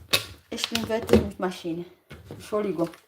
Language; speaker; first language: German; non-native, learner; Tigrinya